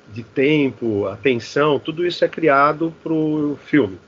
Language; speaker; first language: Portuguese; native; Portuguese